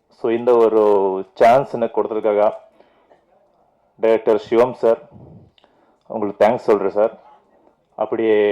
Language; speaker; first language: Tamil; non-native, fluent; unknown